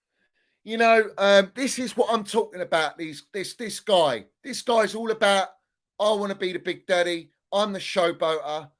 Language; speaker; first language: English; native; English